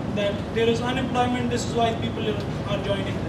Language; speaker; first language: English; non-native, fluent; Persian